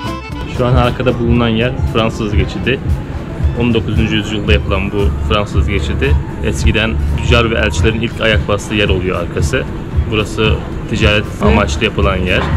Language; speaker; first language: Turkish; native; Turkish